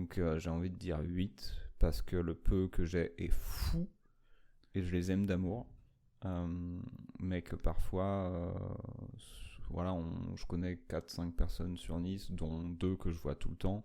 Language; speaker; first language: French; native; French